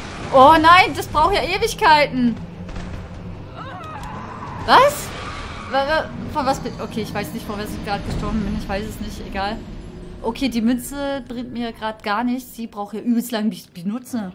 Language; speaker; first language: German; native; German